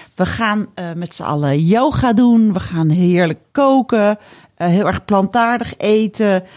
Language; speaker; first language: Dutch; early bilingual, other home language; Indonesian